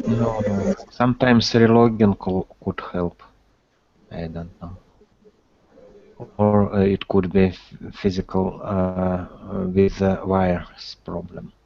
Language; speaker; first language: English; non-native, learner; Russian